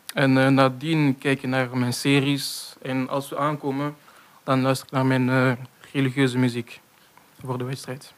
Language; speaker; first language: Dutch; non-native, local second language; French